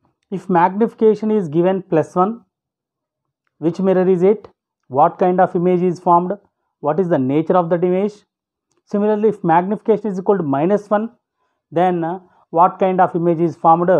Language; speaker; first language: English; non-native, local second language; Telugu